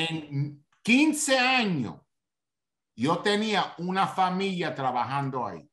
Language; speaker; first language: Spanish; early bilingual, heritage; Spanish